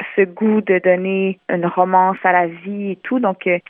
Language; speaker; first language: French; native; French